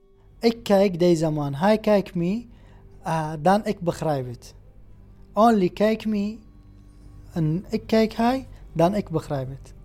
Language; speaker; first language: Dutch; non-native, learner; Arabic